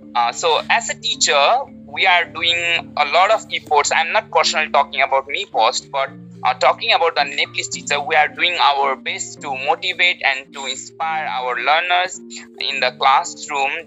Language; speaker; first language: English; non-native, local second language; Nepali